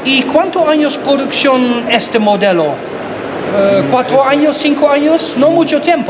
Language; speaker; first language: Spanish; non-native, learner; English